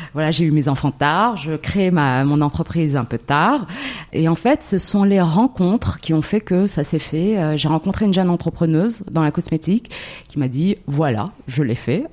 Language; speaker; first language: French; non-native, local second language; Arabic